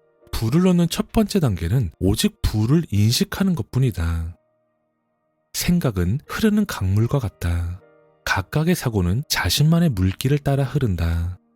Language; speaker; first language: Korean; native; Korean